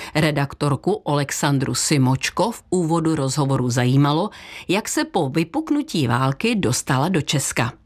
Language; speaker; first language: Czech; native; Czech